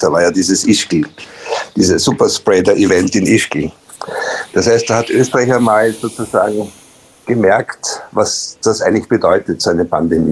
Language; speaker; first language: German; native; German